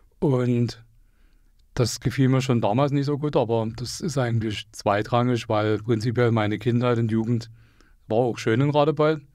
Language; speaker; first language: German; native; German